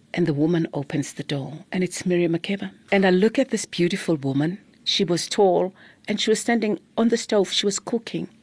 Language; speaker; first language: English; non-native, local second language; Zulu